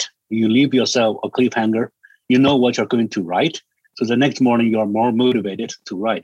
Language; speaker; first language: English; non-native, fluent; Chinese